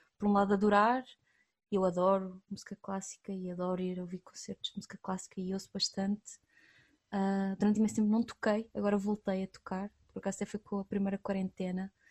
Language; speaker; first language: Portuguese; native; Portuguese